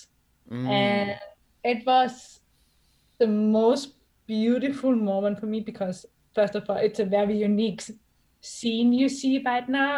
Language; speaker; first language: English; non-native, fluent; German